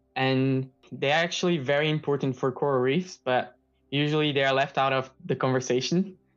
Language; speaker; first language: English; non-native, fluent; Portuguese